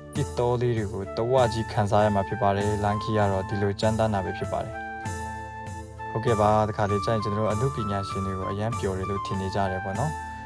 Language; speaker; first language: Burmese; non-native, local second language; Kachin